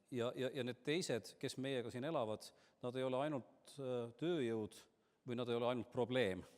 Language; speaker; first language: Estonian; native; Estonian